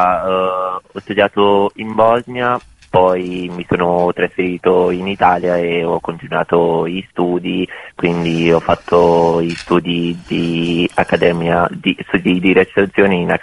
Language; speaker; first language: Italian; non-native, fluent; Bosnian